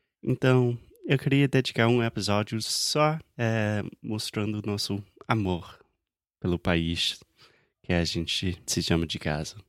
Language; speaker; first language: Portuguese; non-native, fluent; English